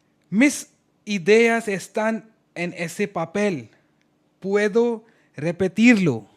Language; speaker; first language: Spanish; non-native, learner; Hindi